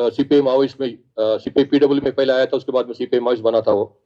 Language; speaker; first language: Hindi; non-native, local second language; Telugu